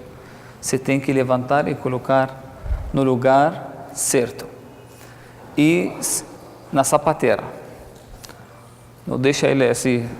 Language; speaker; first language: Portuguese; non-native, fluent; Arabic